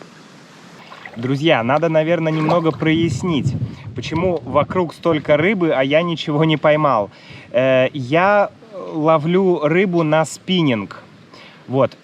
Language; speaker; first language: Russian; native; Russian